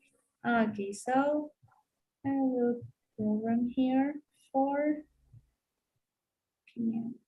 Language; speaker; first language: English; non-native, fluent; Spanish